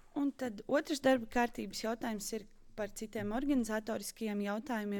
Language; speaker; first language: Latvian; native; Latvian